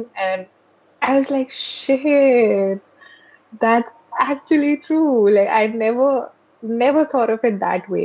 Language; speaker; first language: English; non-native, local second language; Hindi